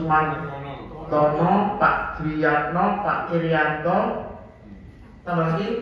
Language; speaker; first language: Indonesian; native; Indonesian